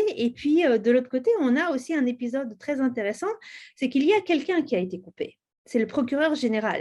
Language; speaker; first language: French; native; French